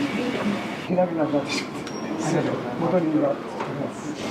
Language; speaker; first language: Japanese; native; Japanese